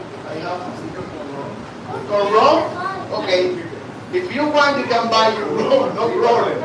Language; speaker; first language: English; non-native, learner; Spanish